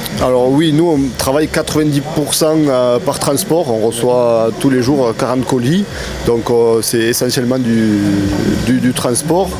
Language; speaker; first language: French; native; French